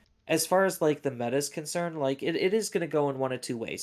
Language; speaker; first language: English; native; English